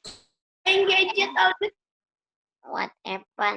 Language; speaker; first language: English; non-native, learner; Indonesian